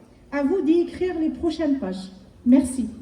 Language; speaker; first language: French; native; French